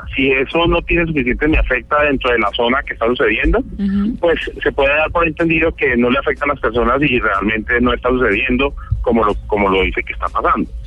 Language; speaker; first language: Spanish; native; Spanish